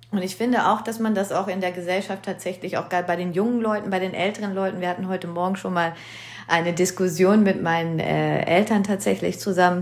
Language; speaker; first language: German; early bilingual, other home language; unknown